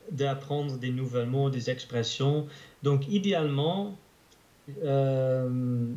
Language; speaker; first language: French; non-native, learner; Dutch